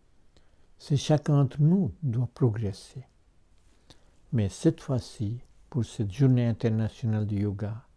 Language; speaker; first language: French; non-native, fluent; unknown